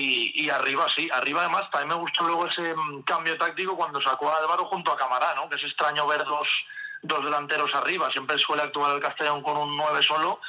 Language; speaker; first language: Spanish; native; Spanish